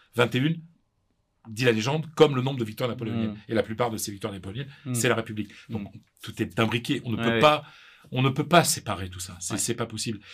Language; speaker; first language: French; native; French